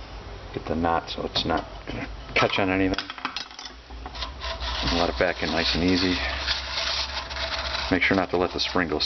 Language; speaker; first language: English; native; English